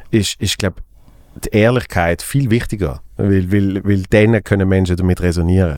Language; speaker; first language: German; native; German